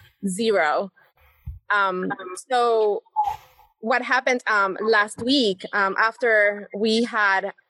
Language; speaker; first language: English; non-native, fluent; Spanish